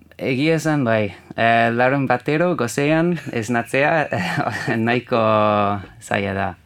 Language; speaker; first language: Basque; non-native, learner; English